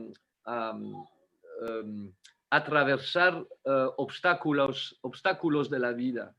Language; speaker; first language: Spanish; non-native, fluent; French